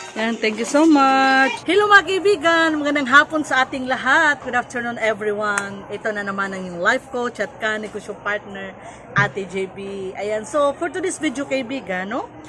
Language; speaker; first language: Filipino; non-native, local second language; Cebuano